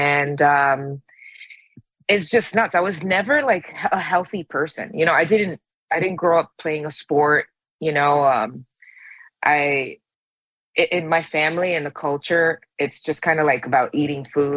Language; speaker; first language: English; native; English